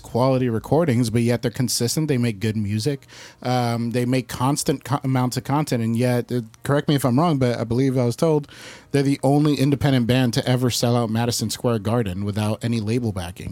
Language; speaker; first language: English; early bilingual, other home language; Spanish